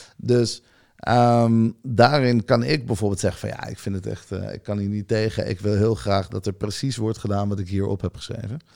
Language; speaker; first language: Dutch; early bilingual, other home language; Hebrew